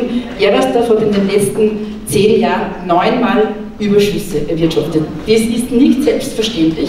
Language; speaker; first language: German; native; German